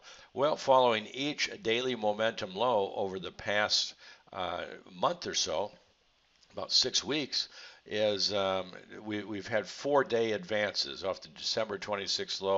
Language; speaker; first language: English; native; English